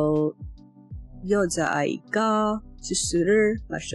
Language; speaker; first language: Korean; non-native, learner; English